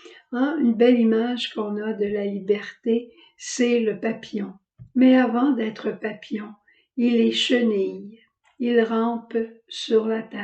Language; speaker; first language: French; native; French